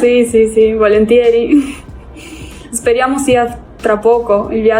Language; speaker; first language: Italian; non-native, fluent; Spanish